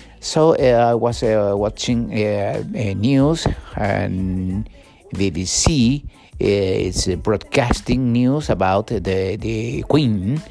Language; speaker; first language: English; non-native, learner; Spanish